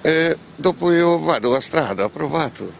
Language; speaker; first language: Italian; non-native, learner; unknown